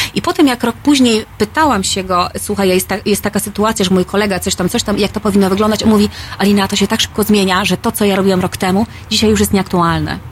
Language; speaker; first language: Polish; native; Polish